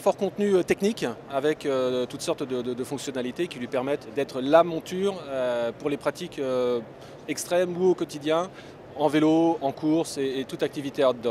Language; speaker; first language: French; native; French